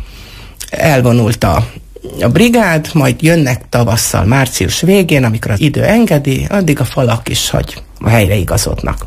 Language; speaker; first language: Hungarian; native; Hungarian